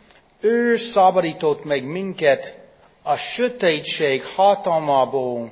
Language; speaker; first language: Hungarian; non-native, fluent; English